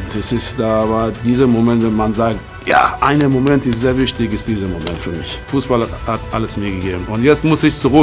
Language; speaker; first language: German; non-native, fluent; Persian